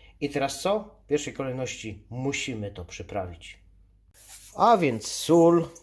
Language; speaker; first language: Polish; native; Polish